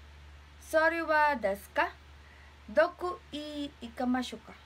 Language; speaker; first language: Japanese; non-native, learner; Filipino